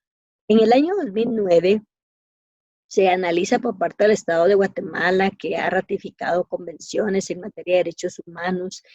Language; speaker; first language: Spanish; native; Spanish